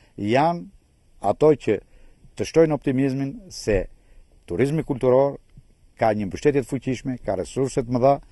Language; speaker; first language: Albanian; native; Albanian